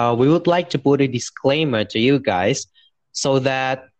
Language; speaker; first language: English; non-native, fluent; Indonesian